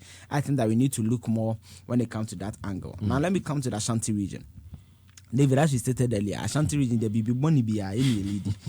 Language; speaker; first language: English; non-native, local second language; Akan